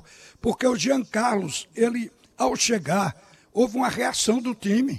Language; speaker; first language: Portuguese; native; Portuguese